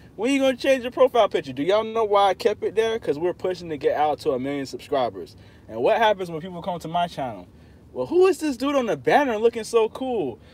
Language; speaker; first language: English; native; English